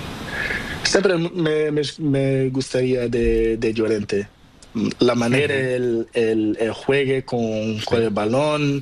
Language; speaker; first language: Spanish; non-native, learner; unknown